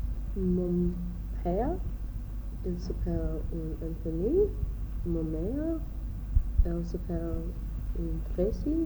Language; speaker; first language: French; non-native, learner; English